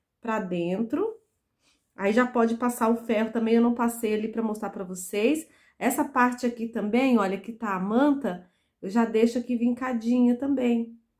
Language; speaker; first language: Portuguese; native; Portuguese